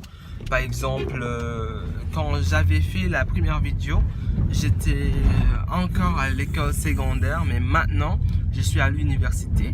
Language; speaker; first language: French; non-native, fluent; English